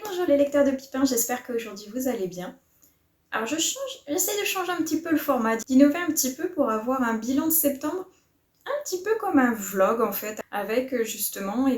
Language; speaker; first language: French; native; French